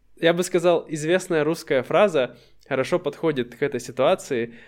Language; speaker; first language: Russian; native; Russian